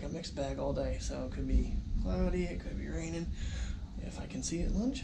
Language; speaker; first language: English; native; English